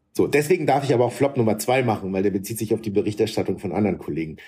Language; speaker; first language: German; early bilingual, other home language; Arabic